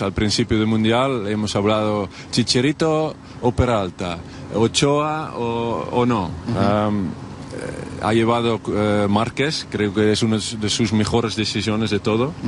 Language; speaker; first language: Spanish; non-native, fluent; Dutch